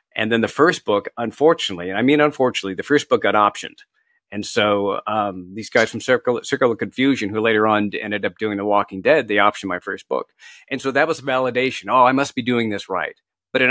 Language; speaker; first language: English; native; English